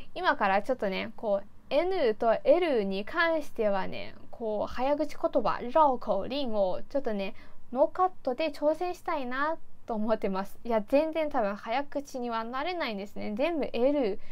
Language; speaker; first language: Japanese; non-native, fluent; Chinese